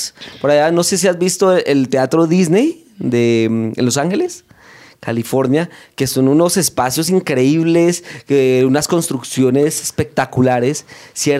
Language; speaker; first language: Spanish; native; Spanish